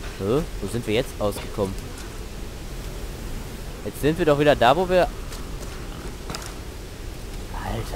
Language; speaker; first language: German; native; German